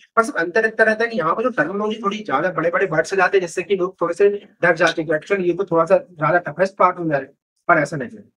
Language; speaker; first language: Hindi; native; Hindi